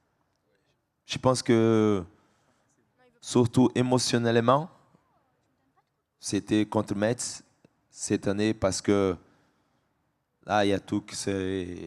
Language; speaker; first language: French; non-native, fluent; Portuguese